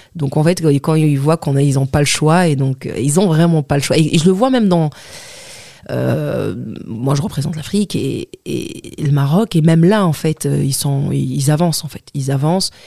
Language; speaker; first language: French; non-native, local second language; Arabic